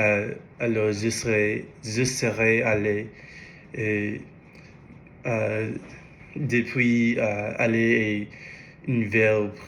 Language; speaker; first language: French; non-native, learner; English